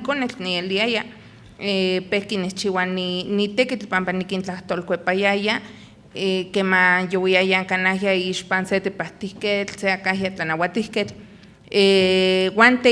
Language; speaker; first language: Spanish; non-native, local second language; Nahuatl languages